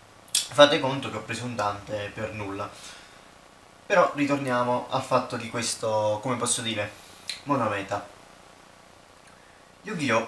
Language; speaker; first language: Italian; native; Italian